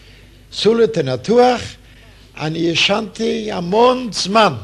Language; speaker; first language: Hebrew; non-native, fluent; Yiddish